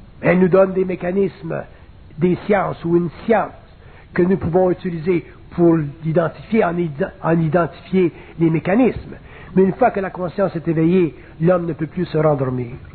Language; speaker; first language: French; native; French